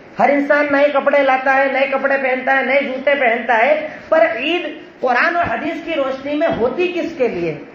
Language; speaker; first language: Urdu; native; Urdu